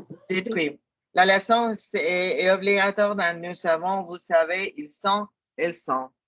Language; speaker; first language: French; non-native, fluent; Spanish